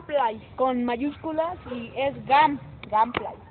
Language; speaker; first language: Spanish; native; Spanish